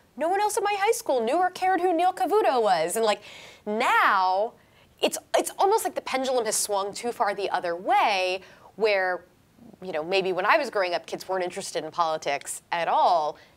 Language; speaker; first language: English; native; English